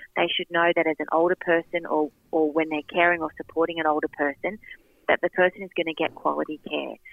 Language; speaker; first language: English; native; English